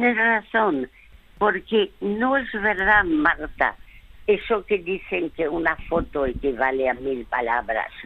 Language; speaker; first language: Spanish; early bilingual, other home language; French